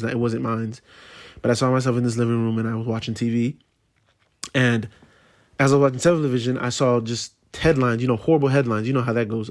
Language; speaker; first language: English; native; English